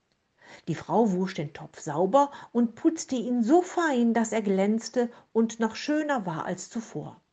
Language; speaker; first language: German; native; German